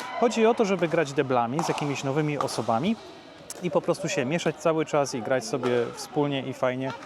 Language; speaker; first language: Polish; native; Polish